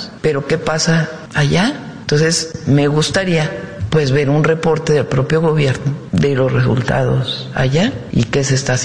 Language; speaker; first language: Spanish; native; Spanish